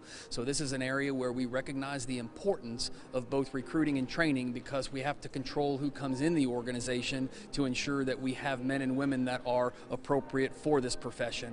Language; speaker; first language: English; native; English